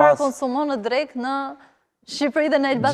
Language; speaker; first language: Albanian; native; Albanian